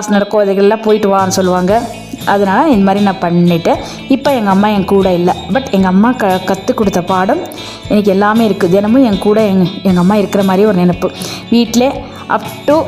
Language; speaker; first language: Tamil; non-native, local second language; Kannada